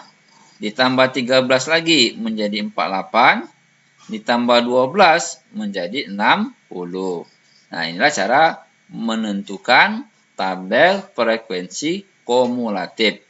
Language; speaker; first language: Indonesian; native; Indonesian